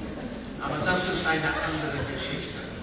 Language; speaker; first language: German; non-native, fluent; English